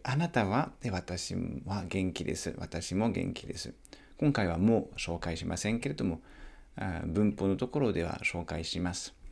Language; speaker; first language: Japanese; non-native, fluent; French